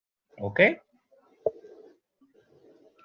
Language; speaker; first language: English; non-native, fluent; Spanish